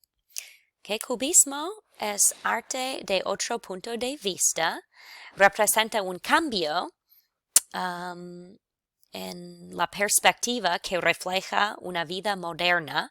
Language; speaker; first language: Spanish; non-native, fluent; English